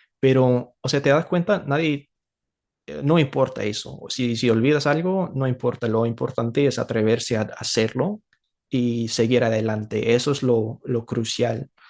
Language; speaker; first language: Spanish; non-native, fluent; English